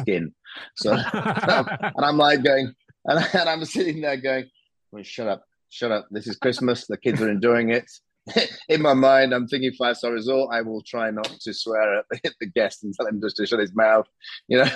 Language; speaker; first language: English; native; English